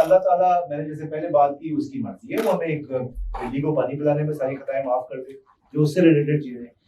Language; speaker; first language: Urdu; non-native, local second language; Punjabi